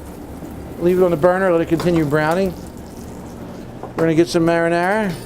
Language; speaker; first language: English; native; English